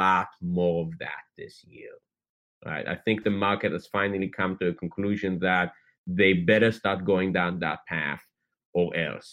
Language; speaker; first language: English; native; English